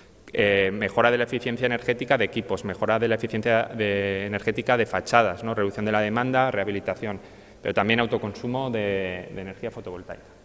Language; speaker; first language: Spanish; native; Spanish